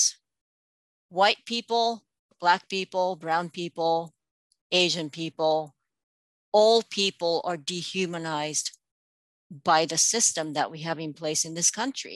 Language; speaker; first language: English; non-native, fluent; Japanese